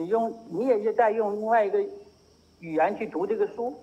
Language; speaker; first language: Chinese; native; Chinese